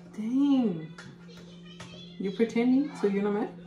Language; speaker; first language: English; early bilingual, other home language; Spanish